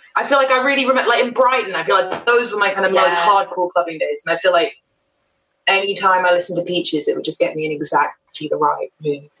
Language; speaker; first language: English; native; English